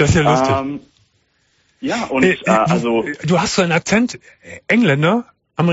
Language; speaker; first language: German; native; German